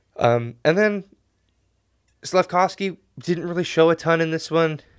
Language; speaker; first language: English; native; English